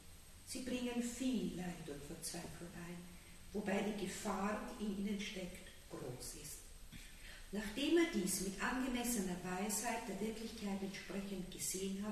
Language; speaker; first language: German; native; German